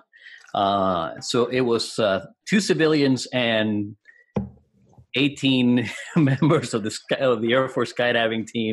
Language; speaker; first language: English; non-native, fluent; Spanish